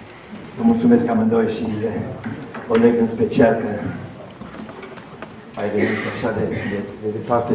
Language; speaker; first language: Romanian; non-native, learner; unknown